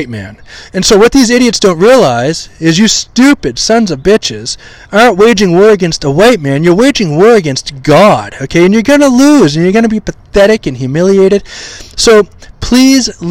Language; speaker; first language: English; native; English